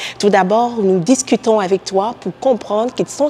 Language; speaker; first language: French; native; French